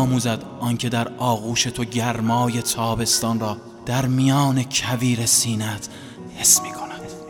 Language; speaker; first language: Persian; native; Persian